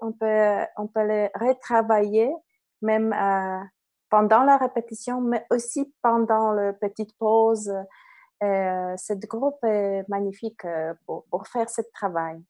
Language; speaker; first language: French; non-native, fluent; Polish